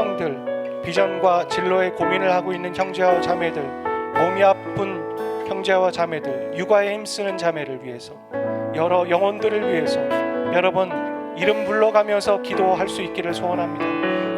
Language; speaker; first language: Korean; native; Korean